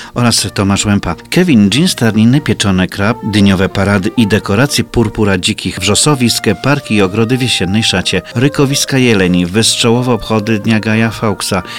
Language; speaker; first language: Polish; native; Polish